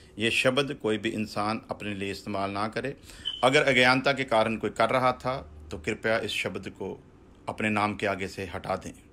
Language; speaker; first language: Hindi; non-native, local second language; Punjabi